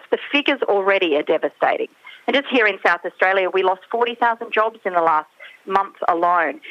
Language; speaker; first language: English; native; English